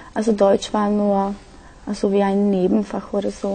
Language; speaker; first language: German; non-native, fluent; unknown